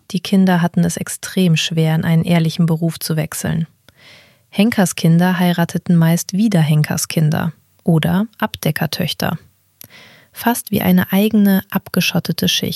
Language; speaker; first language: German; native; German